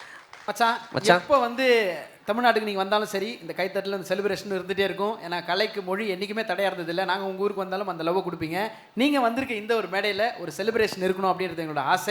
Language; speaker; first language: Tamil; native; Tamil